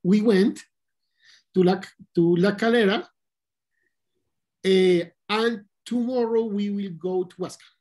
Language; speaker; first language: English; non-native, learner; Spanish